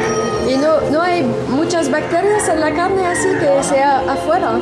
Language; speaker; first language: Spanish; non-native, learner; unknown